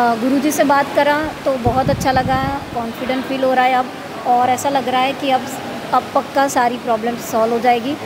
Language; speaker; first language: Hindi; native; Hindi